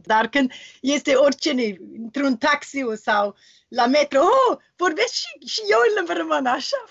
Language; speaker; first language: Romanian; non-native, learner; English